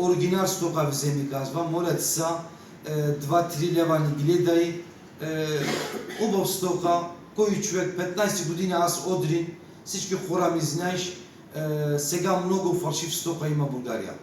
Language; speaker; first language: Bulgarian; non-native, learner; Turkish